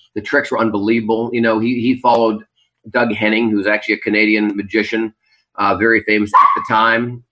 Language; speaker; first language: English; native; English